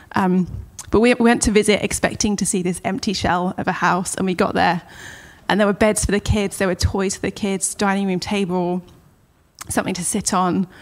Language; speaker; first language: English; native; English